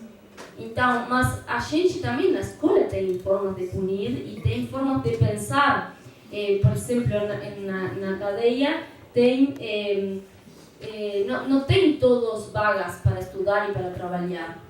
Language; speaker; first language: Portuguese; non-native, fluent; Spanish